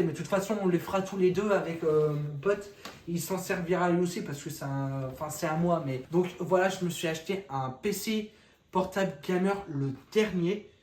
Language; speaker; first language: French; native; French